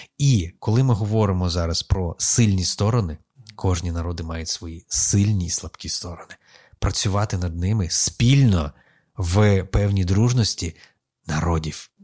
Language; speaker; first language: Ukrainian; native; Ukrainian